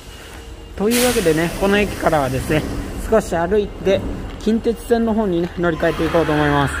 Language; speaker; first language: Japanese; native; Japanese